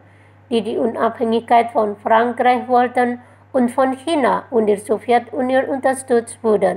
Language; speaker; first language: German; non-native, fluent; Indonesian